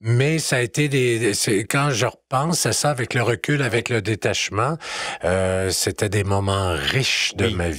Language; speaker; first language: French; native; French